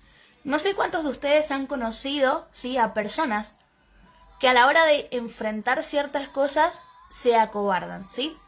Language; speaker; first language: Spanish; native; Spanish